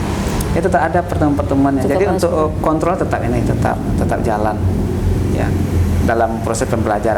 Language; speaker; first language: Indonesian; native; Indonesian